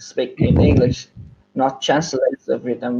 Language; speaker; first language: English; non-native, learner; Vietnamese